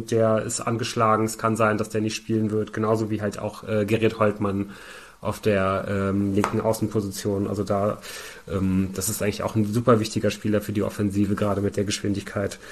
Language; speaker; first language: German; native; German